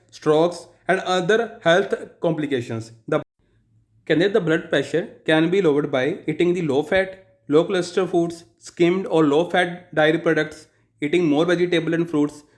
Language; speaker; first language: English; non-native, local second language; Punjabi